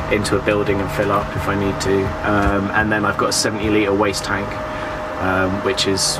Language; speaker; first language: English; native; English